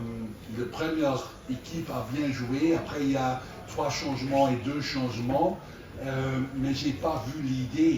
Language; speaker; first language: French; non-native, learner; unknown